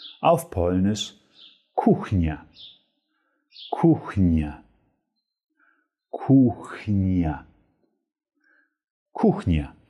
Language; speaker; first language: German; non-native, fluent; Polish